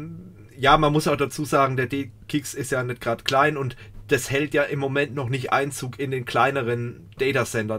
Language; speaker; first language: German; native; German